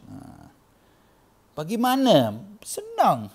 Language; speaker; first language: Malay; non-native, learner; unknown